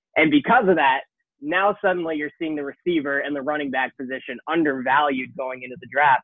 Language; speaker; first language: English; native; English